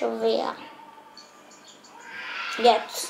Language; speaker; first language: German; non-native, learner; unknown